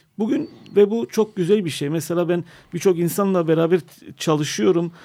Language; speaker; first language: Turkish; non-native, local second language; Armenian